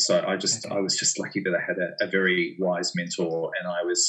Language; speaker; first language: English; native; English